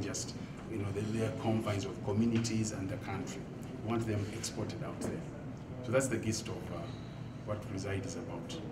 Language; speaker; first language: English; non-native, local second language; Ganda